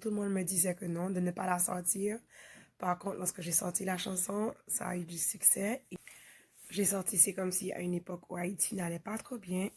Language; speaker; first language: French; non-native, local second language; Haitian Creole